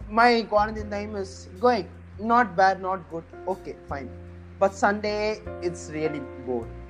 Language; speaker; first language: English; non-native, local second language; Tamil